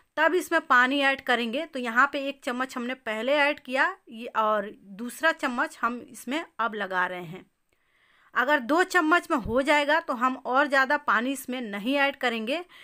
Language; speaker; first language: Hindi; native; Hindi